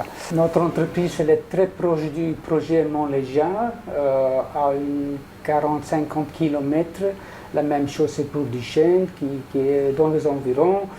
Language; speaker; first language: French; non-native, local second language; Dutch